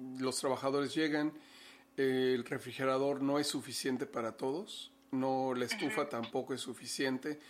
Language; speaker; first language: Spanish; native; Spanish